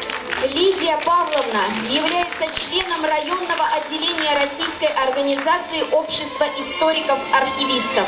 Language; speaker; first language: Russian; native; Russian